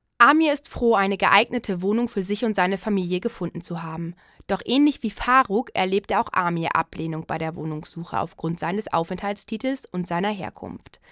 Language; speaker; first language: German; native; German